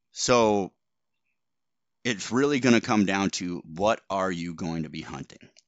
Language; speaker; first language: English; native; English